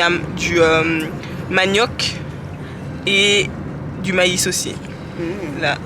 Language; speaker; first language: French; native; French